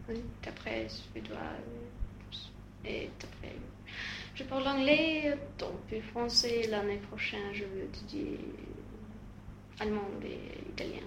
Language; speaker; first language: French; non-native, learner; Russian